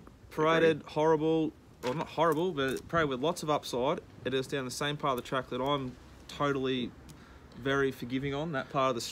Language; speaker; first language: English; native; English